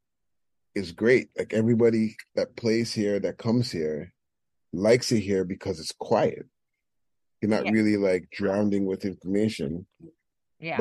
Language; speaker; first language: English; native; English